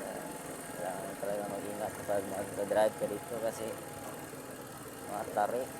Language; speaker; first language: Filipino; non-native, local second language; Cebuano